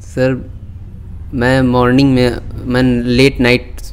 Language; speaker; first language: Hindi; native; Hindi